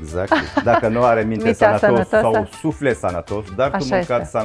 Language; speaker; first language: Romanian; non-native, learner; Turkish